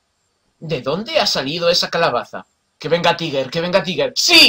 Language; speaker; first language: Spanish; native; Spanish